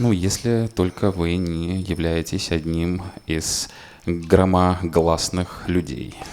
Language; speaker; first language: Russian; native; Russian